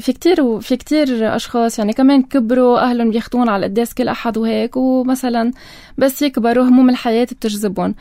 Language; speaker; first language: Arabic; native; Arabic